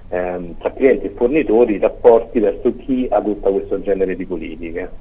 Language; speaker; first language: Italian; native; Italian